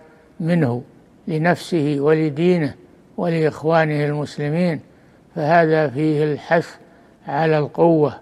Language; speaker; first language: Arabic; native; Arabic